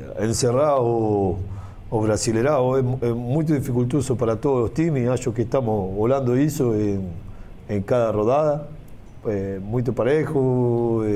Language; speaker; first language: Portuguese; non-native, fluent; Spanish